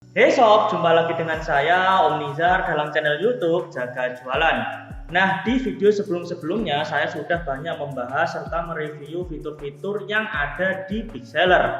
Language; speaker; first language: Indonesian; native; Indonesian